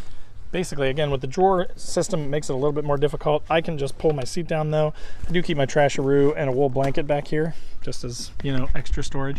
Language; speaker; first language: English; native; English